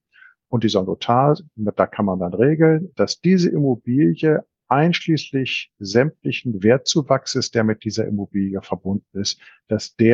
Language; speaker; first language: German; native; German